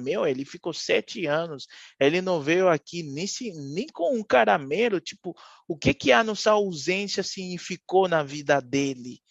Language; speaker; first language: Portuguese; non-native, fluent; Haitian Creole